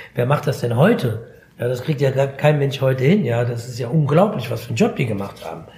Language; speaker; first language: German; early bilingual, other home language; Arabic